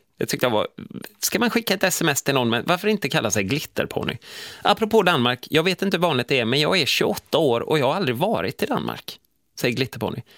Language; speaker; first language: Swedish; native; Swedish